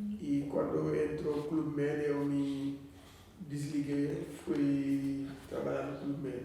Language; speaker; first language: Portuguese; non-native, fluent; Wolof